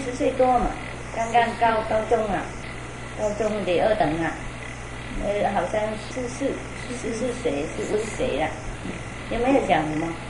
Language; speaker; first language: Chinese; non-native, fluent; Vietnamese